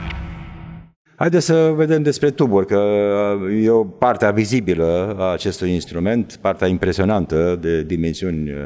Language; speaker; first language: Romanian; native; Romanian